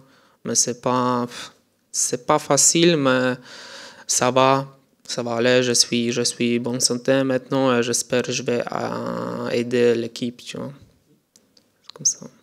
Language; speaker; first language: French; non-native, learner; Polish